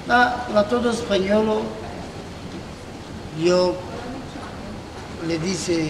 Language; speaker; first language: Spanish; non-native, learner; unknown